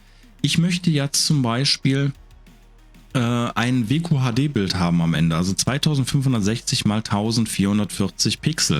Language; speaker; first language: German; native; German